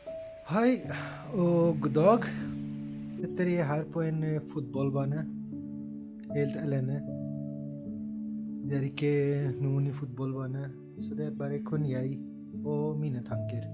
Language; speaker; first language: Norwegian; non-native, fluent; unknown